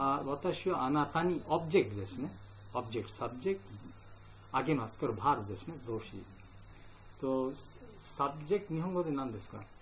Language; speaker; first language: Japanese; non-native, learner; Bangla